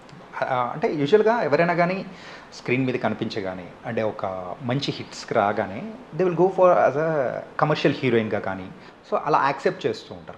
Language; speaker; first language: Telugu; native; Telugu